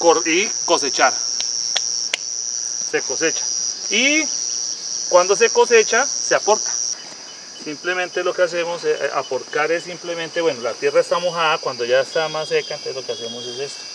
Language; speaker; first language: Spanish; native; Spanish